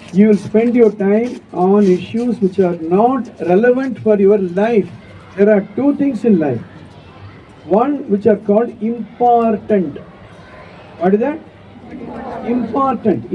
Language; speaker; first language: English; non-native, local second language; Tamil